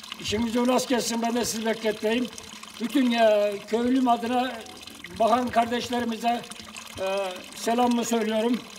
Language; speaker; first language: Turkish; native; Turkish